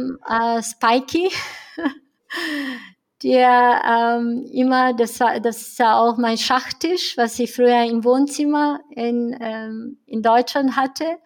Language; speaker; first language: German; non-native, fluent; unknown